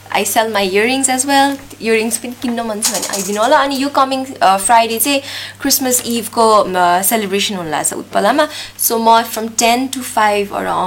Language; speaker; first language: Nepali; native; Nepali